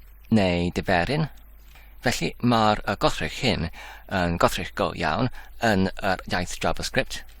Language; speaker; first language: Welsh; non-native, learner; English